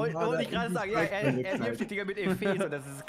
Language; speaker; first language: German; native; German